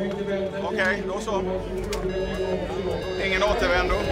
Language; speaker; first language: Swedish; native; Swedish